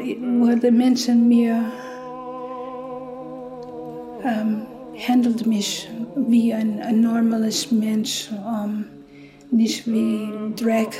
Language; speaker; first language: German; non-native, learner; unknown